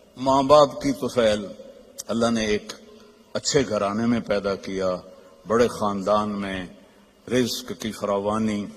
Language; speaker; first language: Urdu; non-native, local second language; Punjabi